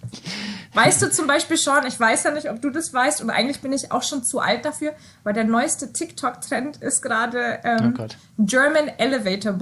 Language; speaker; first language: German; native; German